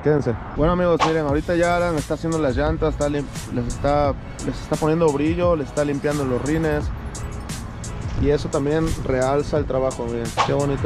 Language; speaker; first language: Spanish; native; Spanish